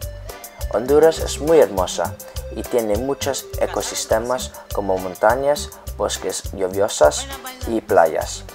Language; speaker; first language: Spanish; non-native, learner; English